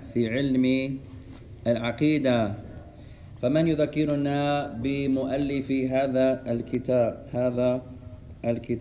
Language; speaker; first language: Arabic; non-native, fluent; English